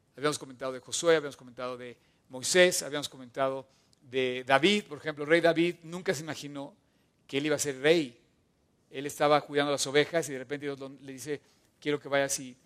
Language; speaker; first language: Spanish; native; Spanish